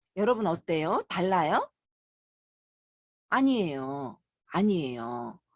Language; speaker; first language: Korean; native; Korean